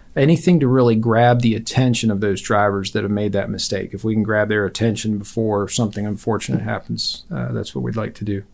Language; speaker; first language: English; native; English